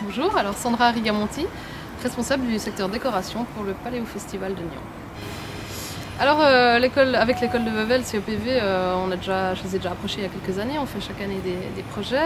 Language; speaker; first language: French; native; French